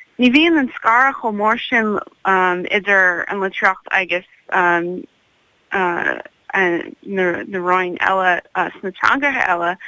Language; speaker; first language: Irish; non-native, learner; English